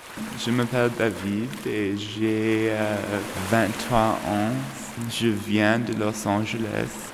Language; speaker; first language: French; non-native, learner; English